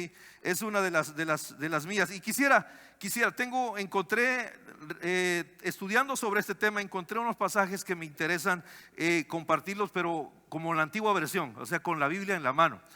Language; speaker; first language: Spanish; native; Spanish